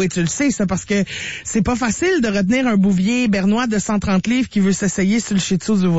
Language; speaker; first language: French; native; French